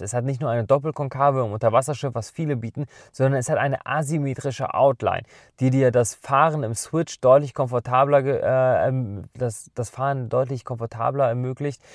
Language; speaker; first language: German; native; German